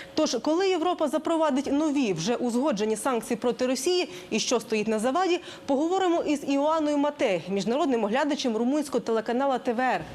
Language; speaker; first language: Ukrainian; native; Ukrainian